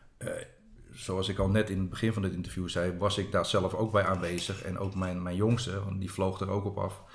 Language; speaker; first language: Dutch; native; Dutch